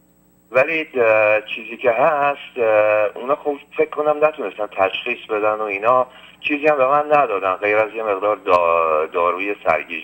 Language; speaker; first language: Persian; early bilingual, heritage; Persian